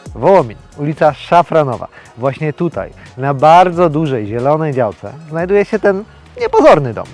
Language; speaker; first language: Polish; native; Polish